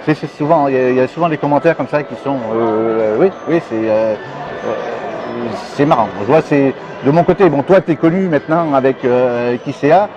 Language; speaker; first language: French; native; French